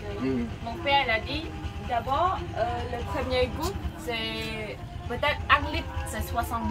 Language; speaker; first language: French; non-native, learner; Khmer